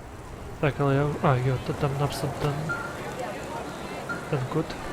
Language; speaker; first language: Czech; non-native, local second language; Ukrainian